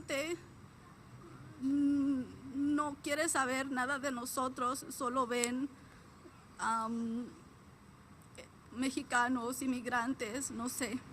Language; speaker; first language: Spanish; early bilingual, heritage; Spanish